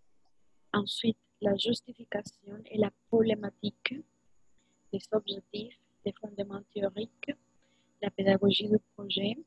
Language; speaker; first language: French; non-native, learner; Spanish